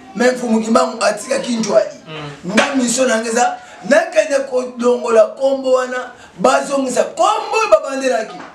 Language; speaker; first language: Lingala; non-native, local second language; Kongo